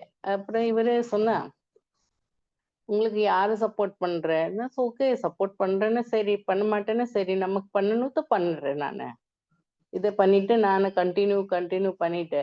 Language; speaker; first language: Tamil; non-native, learner; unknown